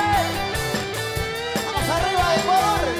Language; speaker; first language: Spanish; native; Spanish